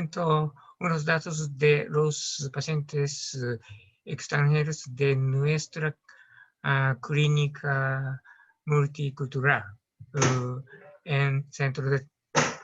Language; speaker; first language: Spanish; non-native, learner; Japanese